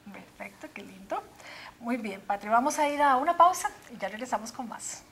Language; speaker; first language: Spanish; native; Spanish